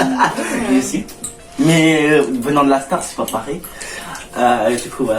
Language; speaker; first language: French; native; French